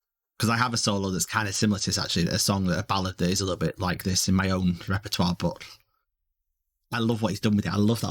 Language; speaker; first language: English; native; English